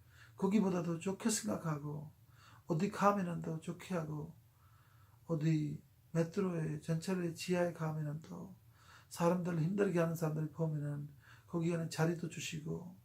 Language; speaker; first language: Korean; non-native, fluent; Urdu